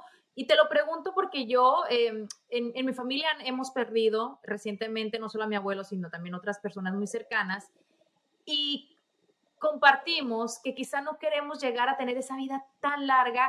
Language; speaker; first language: Spanish; native; Spanish